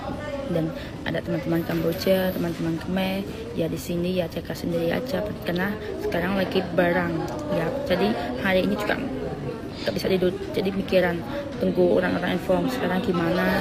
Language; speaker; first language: Indonesian; non-native, learner; Khmer